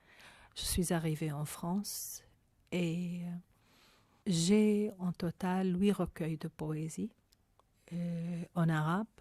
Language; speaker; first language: French; non-native, fluent; Arabic